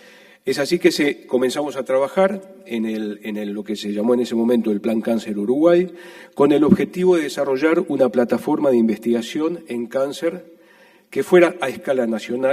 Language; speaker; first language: Spanish; native; Spanish